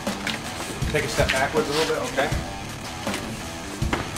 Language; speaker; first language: English; native; English